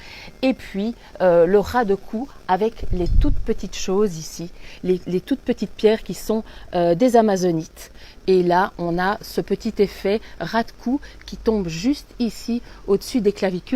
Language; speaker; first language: French; native; French